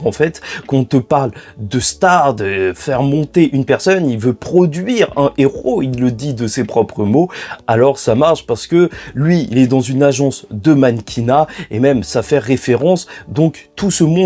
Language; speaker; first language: French; native; French